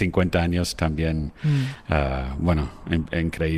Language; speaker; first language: Spanish; non-native, fluent; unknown